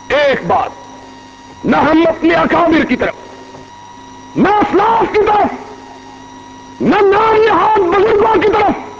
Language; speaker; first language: Urdu; non-native, local second language; Punjabi